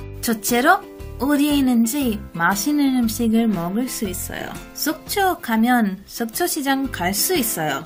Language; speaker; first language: Korean; non-native, learner; Portuguese